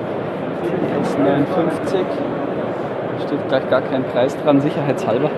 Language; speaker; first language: German; native; German